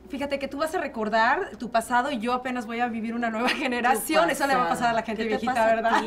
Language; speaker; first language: Spanish; native; Spanish